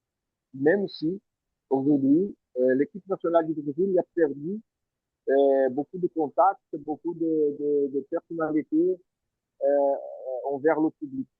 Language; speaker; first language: French; non-native, fluent; Portuguese